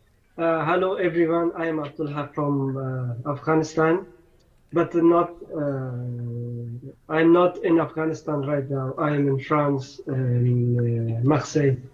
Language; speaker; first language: English; non-native, learner; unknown